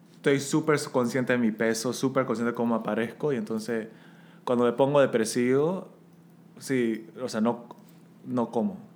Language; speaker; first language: Spanish; early bilingual, other home language; Korean